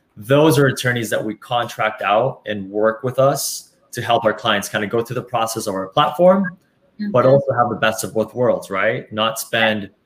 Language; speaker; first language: English; early bilingual, other home language; Spanish